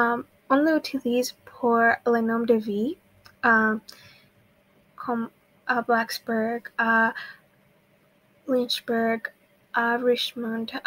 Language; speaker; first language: French; non-native, learner; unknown